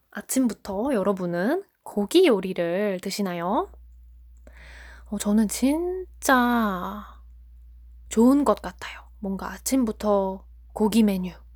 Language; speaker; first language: Korean; non-native, fluent; Japanese